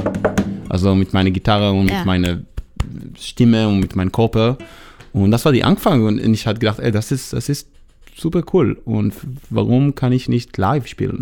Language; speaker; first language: German; non-native, learner; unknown